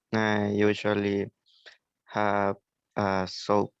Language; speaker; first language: English; non-native, learner; Spanish